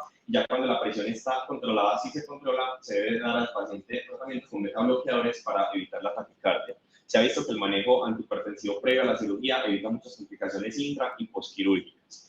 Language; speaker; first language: Spanish; native; Spanish